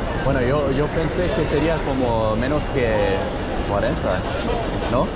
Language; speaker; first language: Spanish; non-native, learner; English